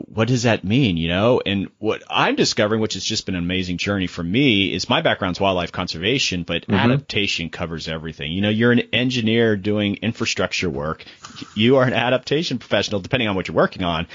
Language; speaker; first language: English; native; English